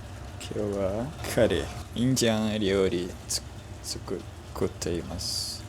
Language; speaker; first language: Japanese; non-native, learner; Portuguese